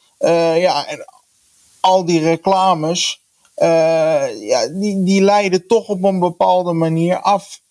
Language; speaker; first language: Dutch; native; Dutch